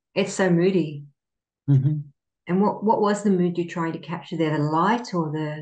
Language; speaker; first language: English; native; English